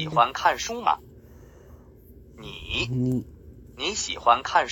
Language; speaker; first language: Chinese; non-native, learner; English